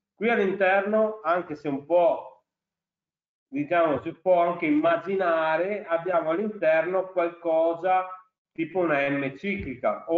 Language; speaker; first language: Italian; native; Italian